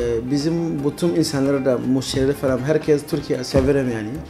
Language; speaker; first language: Turkish; non-native, learner; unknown